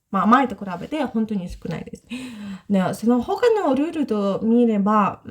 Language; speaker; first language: Japanese; non-native, fluent; Ukrainian